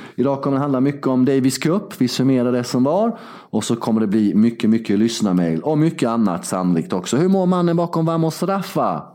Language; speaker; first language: Swedish; early bilingual, other home language; Serbian